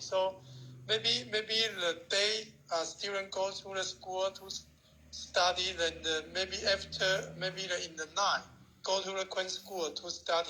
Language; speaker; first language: English; non-native, learner; Chinese